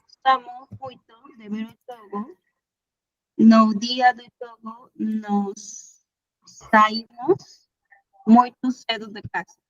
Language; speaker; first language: Portuguese; non-native, learner; Spanish